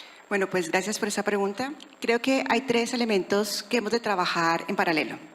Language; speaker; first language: Spanish; native; Spanish